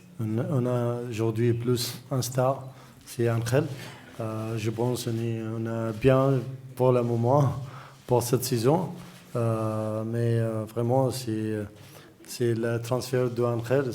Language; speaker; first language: French; non-native, learner; Arabic